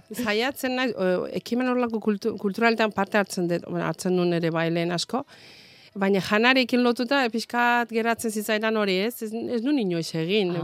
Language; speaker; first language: Basque; non-native, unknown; Azerbaijani